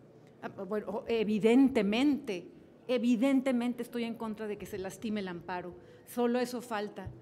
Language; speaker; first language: Spanish; native; Spanish